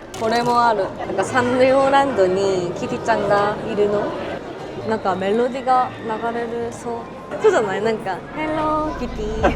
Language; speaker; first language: Japanese; non-native, learner; Korean